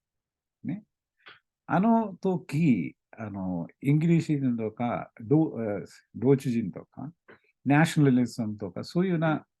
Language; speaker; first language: Japanese; non-native, learner; Malayalam